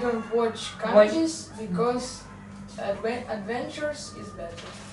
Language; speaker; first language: English; non-native, learner; Russian